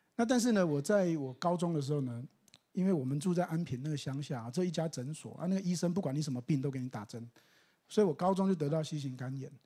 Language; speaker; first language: Chinese; native; Chinese